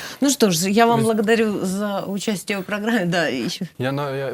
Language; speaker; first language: Russian; native; Russian